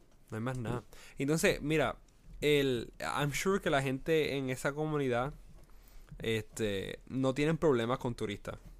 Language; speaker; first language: Spanish; early bilingual, heritage; Spanish